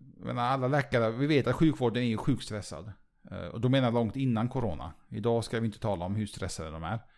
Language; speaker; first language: Swedish; early bilingual, other home language; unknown